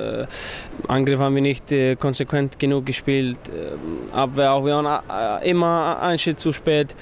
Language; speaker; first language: German; non-native, fluent; Icelandic